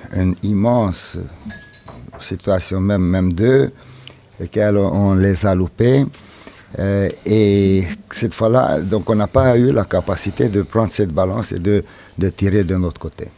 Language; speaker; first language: French; non-native, fluent; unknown